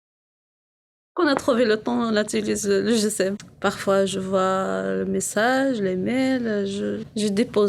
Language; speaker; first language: French; non-native, learner; Arabic